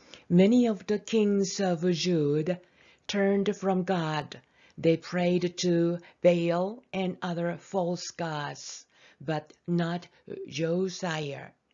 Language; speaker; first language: English; non-native, fluent; Korean